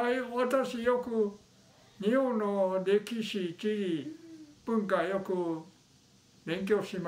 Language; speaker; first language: Japanese; non-native, local second language; Min Nan Chinese